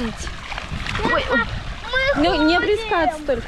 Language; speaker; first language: Russian; native; Russian